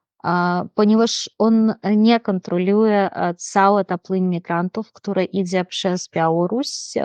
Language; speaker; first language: Polish; non-native, fluent; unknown